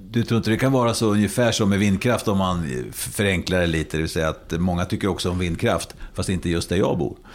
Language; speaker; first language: Swedish; native; Swedish